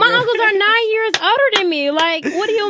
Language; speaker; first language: English; native; English